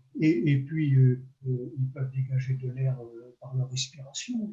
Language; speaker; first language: French; native; French